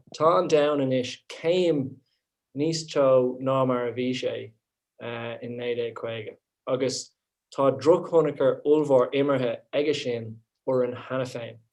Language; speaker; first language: Irish; non-native, local second language; English